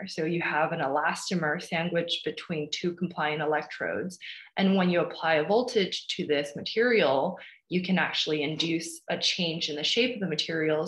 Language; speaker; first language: English; early bilingual, other home language; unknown